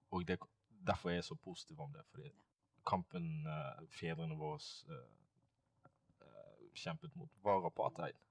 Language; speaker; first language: Norwegian; early bilingual, other home language; Swahili